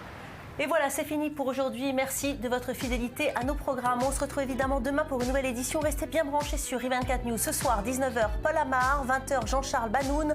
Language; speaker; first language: French; native; French